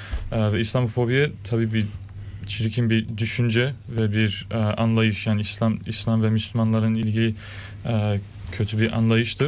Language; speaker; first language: Turkish; early bilingual, heritage; Turkish